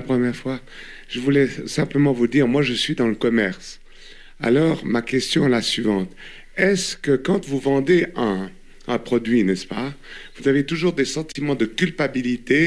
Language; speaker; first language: French; native; French